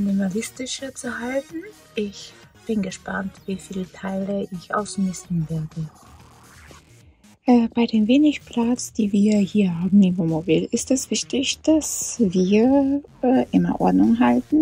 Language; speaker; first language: German; non-native, fluent; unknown